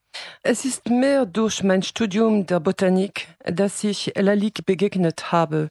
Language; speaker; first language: German; non-native, fluent; French